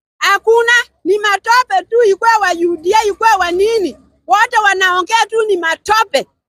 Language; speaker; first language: Swahili; non-native, local second language; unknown